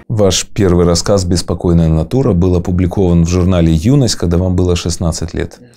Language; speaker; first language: Russian; native; Russian